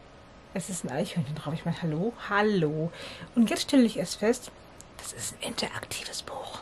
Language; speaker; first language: German; native; German